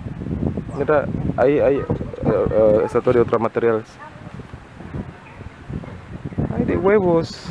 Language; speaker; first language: Spanish; non-native, learner; Indonesian